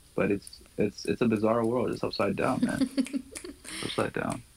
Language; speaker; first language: English; early bilingual, other home language; Somali